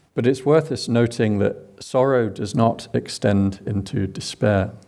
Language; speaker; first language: English; native; English